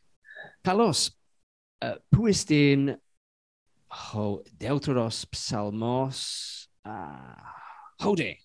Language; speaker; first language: Greek; non-native, fluent; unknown